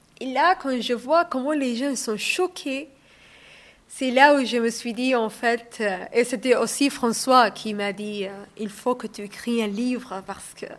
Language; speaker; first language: French; non-native, learner; Somali